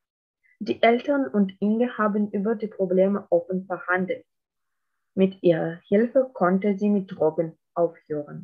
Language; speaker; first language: German; non-native, fluent; Russian